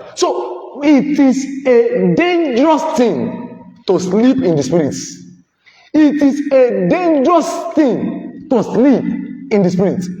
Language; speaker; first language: English; non-native, local second language; Yoruba